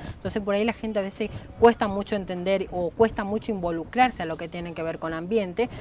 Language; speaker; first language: Spanish; native; Spanish